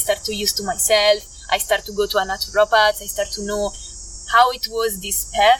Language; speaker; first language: English; non-native, fluent; Italian